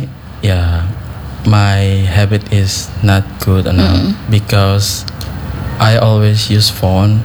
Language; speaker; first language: English; non-native, learner; Indonesian